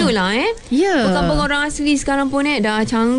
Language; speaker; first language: Malay; native; Malay